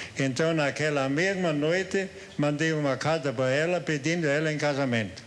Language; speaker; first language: Portuguese; early bilingual, other home language; German